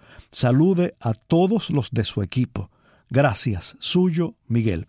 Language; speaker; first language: Spanish; native; Spanish